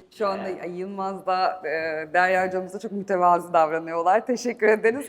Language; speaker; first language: Turkish; native; Turkish